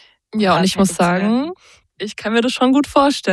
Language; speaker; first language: German; native; German